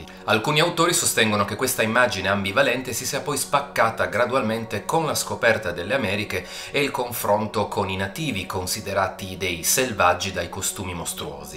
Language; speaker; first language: Italian; native; Italian